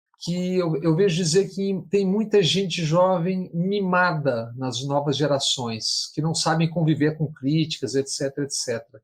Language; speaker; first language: Portuguese; native; Portuguese